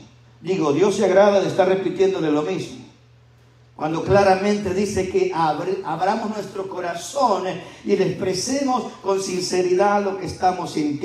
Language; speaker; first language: Spanish; native; Spanish